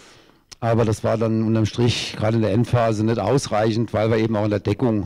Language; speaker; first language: German; native; German